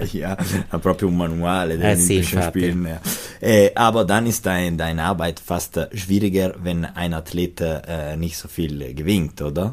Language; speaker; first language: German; non-native, local second language; Italian